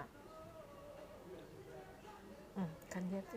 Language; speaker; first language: German; non-native, learner; Thai